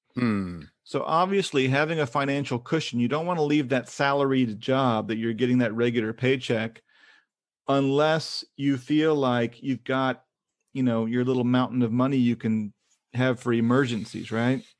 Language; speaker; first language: English; native; English